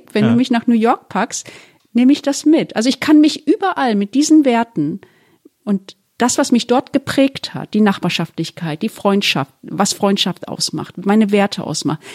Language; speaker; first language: German; early bilingual, other home language; Turkish